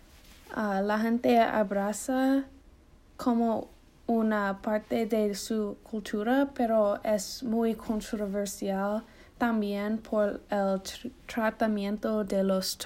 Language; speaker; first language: Spanish; non-native, learner; English